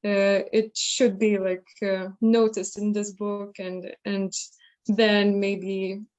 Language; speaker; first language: English; non-native, fluent; Lithuanian